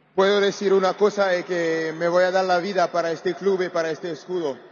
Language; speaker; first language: Spanish; non-native, learner; French